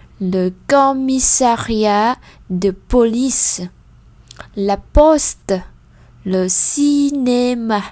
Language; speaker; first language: French; non-native, fluent; Vietnamese